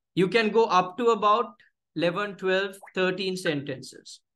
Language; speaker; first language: English; non-native, local second language; Sinhala